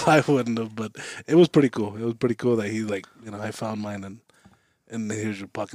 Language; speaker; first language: English; early bilingual, other home language; Spanish